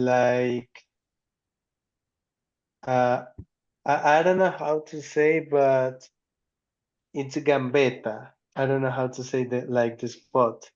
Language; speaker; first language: English; non-native, learner; Spanish